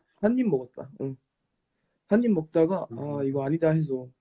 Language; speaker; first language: Korean; non-native, fluent; Japanese